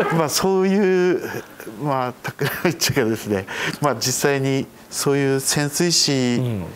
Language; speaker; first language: Japanese; native; Japanese